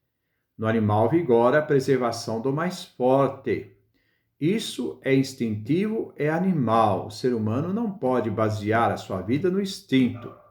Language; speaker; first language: Portuguese; native; Portuguese